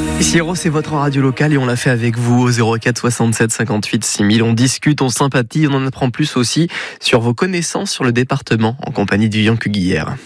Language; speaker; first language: French; native; French